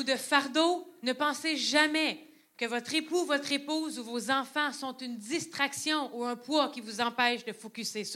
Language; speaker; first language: French; native; French